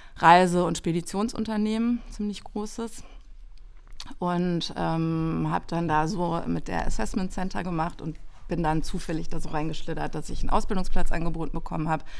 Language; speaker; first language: German; native; German